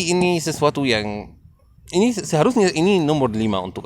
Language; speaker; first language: Indonesian; non-native, learner; Arabic